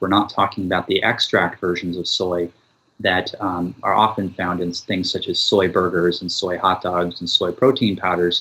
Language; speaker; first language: English; native; English